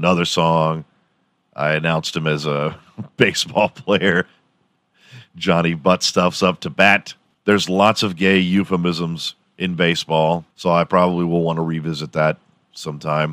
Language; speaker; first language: English; native; English